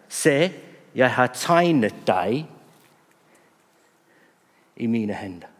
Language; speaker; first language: Norwegian; non-native, fluent; English